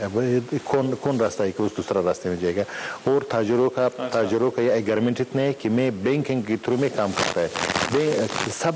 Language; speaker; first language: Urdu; non-native, learner; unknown